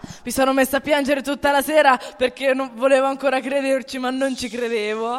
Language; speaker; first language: Italian; native; Italian